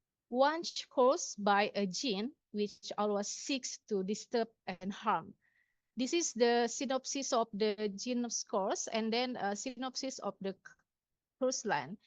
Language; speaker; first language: English; non-native, local second language; Indonesian